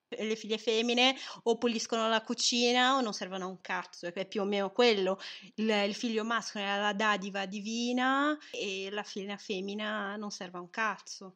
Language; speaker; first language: Italian; non-native, fluent; Portuguese